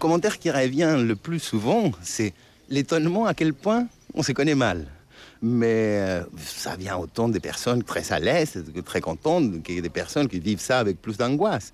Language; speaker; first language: French; non-native, fluent; Spanish